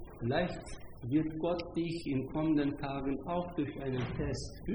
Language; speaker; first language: German; non-native, fluent; Hungarian